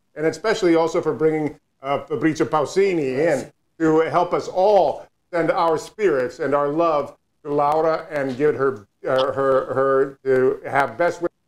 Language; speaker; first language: English; native; English